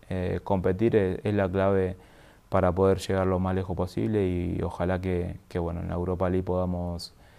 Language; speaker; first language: Spanish; native; Spanish